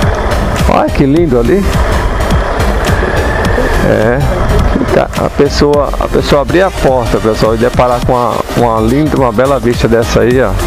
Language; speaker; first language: Portuguese; native; Portuguese